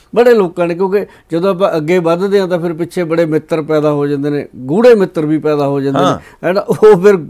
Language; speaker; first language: Punjabi; native; Punjabi